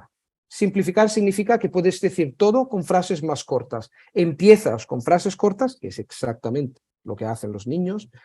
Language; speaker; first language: Spanish; non-native, fluent; Italian